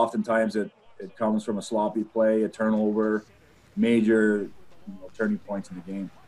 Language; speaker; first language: English; non-native, fluent; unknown